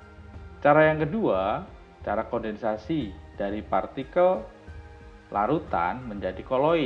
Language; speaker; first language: Indonesian; native; Indonesian